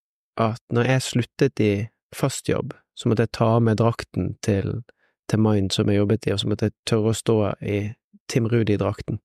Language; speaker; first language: Norwegian; native; Norwegian